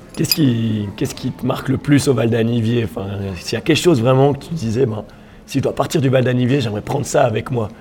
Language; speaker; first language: French; native; French